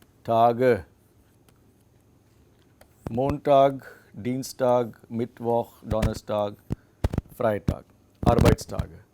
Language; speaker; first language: German; non-native, fluent; English